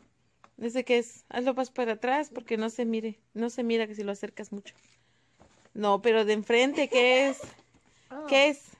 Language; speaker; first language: Spanish; native; Spanish